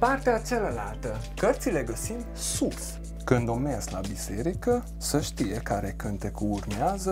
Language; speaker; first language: Romanian; non-native, local second language; Hungarian